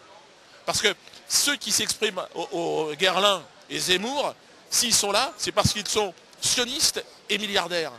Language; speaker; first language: French; native; French